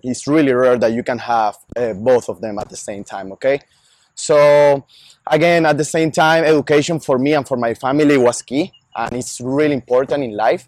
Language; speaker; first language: English; non-native, fluent; Spanish